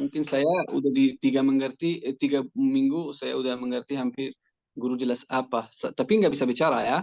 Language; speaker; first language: Indonesian; non-native, learner; Persian